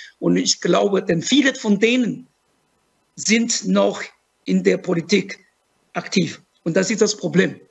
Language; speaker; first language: German; non-native, fluent; Chinese